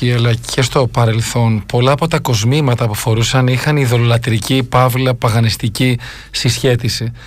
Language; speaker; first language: Greek; native; Greek